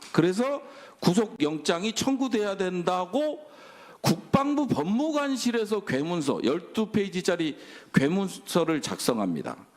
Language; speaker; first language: Korean; native; Korean